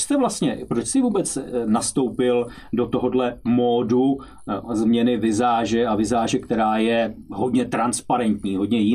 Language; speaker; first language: Czech; native; Czech